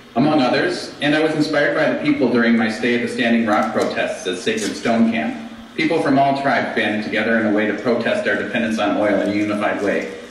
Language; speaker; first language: English; native; English